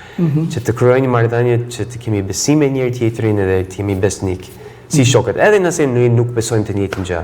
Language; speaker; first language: Albanian; non-native, fluent; English